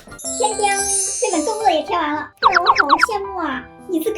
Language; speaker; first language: Chinese; native; Chinese